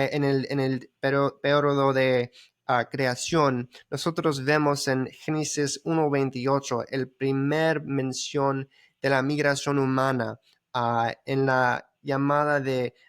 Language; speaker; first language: Spanish; early bilingual, heritage; Spanish